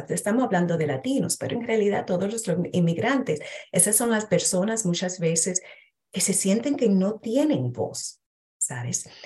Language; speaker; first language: Spanish; early bilingual, heritage; Spanish